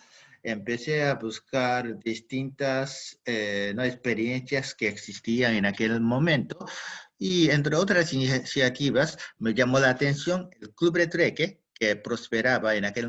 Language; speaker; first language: Spanish; non-native, fluent; Japanese